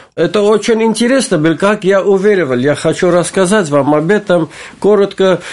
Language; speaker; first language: Russian; non-native, local second language; Armenian